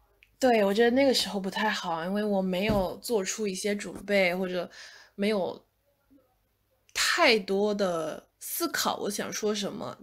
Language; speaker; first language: Chinese; non-native, fluent; English